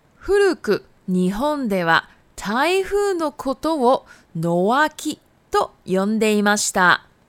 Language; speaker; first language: Japanese; native; Japanese